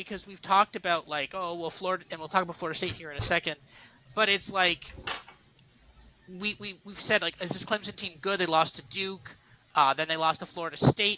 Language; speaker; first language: English; native; English